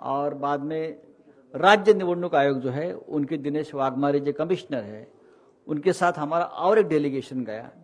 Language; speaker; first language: Hindi; non-native, local second language; Marathi